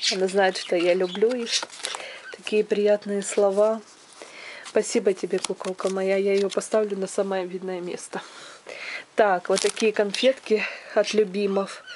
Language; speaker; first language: Russian; non-native, local second language; Ukrainian